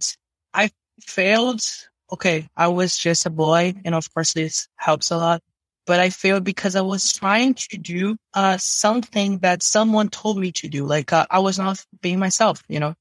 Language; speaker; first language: English; non-native, fluent; Portuguese